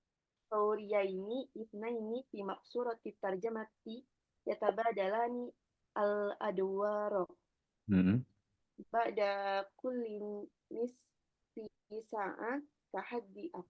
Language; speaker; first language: Arabic; non-native, learner; Indonesian